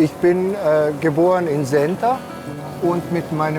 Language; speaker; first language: German; non-native, local second language; Hungarian